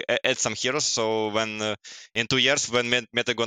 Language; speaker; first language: English; non-native, learner; Russian